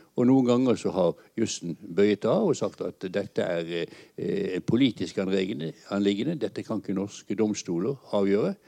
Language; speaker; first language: Norwegian; native; Norwegian